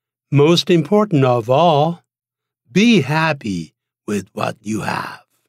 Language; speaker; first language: English; non-native, fluent; Chinese